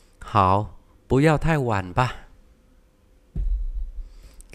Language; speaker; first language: Chinese; non-native, fluent; Vietnamese